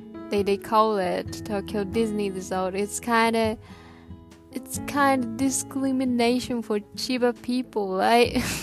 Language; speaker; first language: English; non-native, learner; Japanese